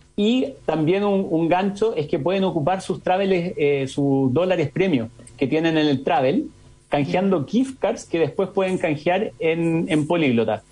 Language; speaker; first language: Spanish; native; Spanish